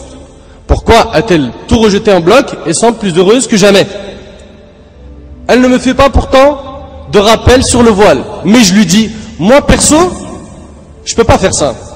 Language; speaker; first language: French; native; French